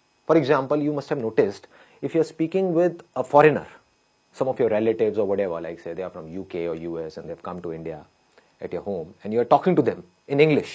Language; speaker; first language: English; non-native, local second language; Hindi